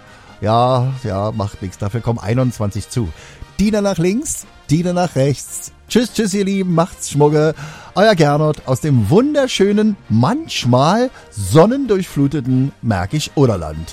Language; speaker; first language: German; native; German